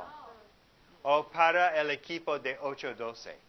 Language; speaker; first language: Spanish; non-native, fluent; English